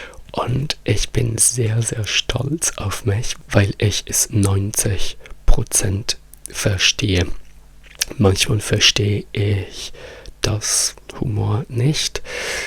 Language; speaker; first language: German; non-native, fluent; Italian